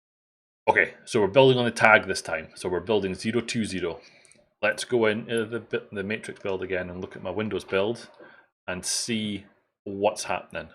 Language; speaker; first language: English; native; English